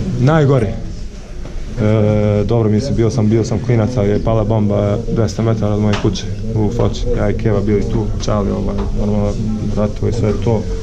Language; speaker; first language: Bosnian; early bilingual, heritage; Croatian